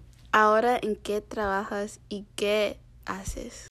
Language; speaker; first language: Spanish; early bilingual, heritage; Spanish